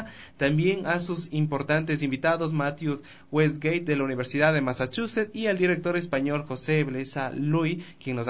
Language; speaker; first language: Spanish; native; Spanish